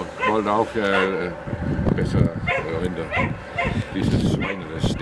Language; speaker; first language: German; non-native, learner; Danish